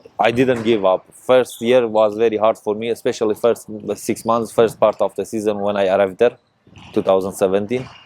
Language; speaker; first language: English; non-native, learner; Persian